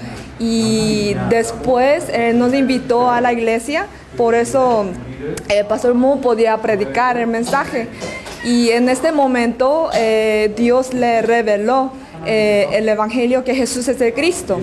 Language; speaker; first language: Spanish; non-native, learner; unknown